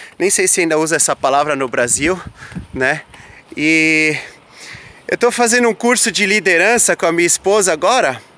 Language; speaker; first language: Portuguese; native; Portuguese